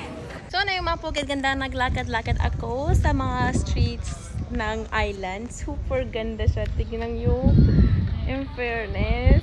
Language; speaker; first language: Filipino; non-native, learner; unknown